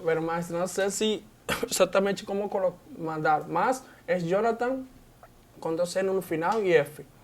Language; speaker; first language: Portuguese; non-native, fluent; Spanish